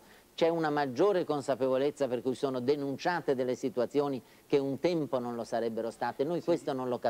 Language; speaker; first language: Italian; native; Italian